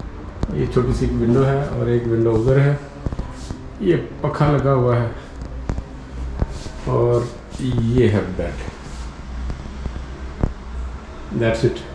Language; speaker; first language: Hindi; native; Hindi